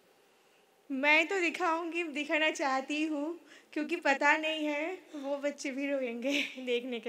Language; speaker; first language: Hindi; non-native, local second language; Bangla